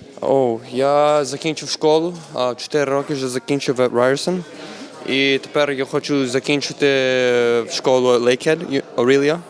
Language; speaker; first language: Ukrainian; early bilingual, heritage; Ukrainian